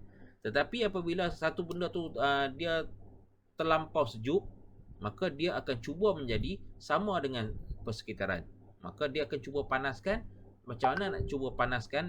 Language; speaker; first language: Malay; native; Malay